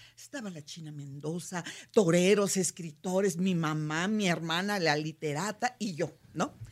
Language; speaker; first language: Spanish; native; Spanish